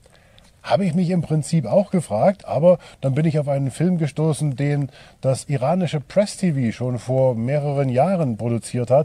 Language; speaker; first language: German; native; German